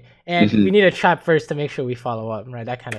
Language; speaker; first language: English; native; English